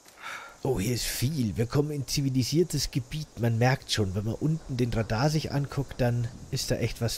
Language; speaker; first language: German; native; German